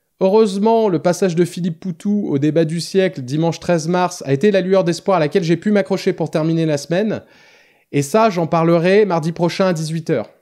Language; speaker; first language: French; native; French